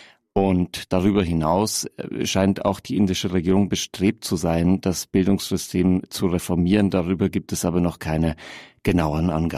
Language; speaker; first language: German; native; German